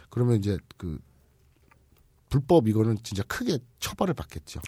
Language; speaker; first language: Korean; native; Korean